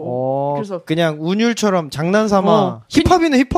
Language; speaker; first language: Korean; native; Korean